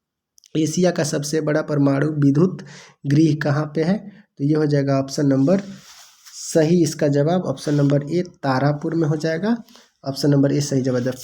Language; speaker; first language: Hindi; non-native, local second language; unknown